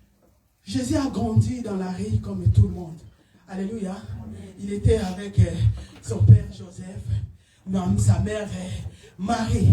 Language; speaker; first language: French; non-native, local second language; Lingala